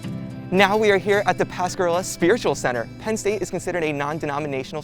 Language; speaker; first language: English; native; English